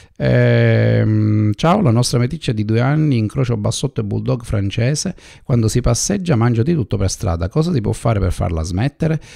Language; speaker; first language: Italian; native; Italian